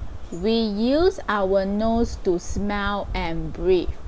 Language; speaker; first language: English; non-native, local second language; Chinese